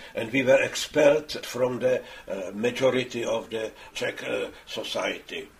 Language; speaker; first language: English; non-native, fluent; Czech